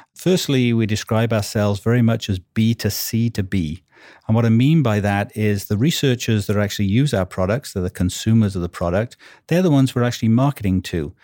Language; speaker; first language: English; native; English